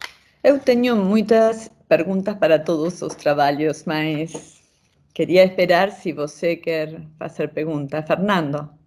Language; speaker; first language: Portuguese; non-native, fluent; Spanish